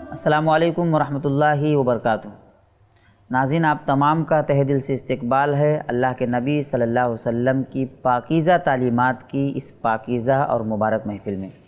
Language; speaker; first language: Urdu; native; Urdu